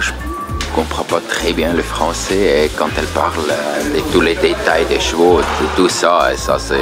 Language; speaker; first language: French; non-native, learner; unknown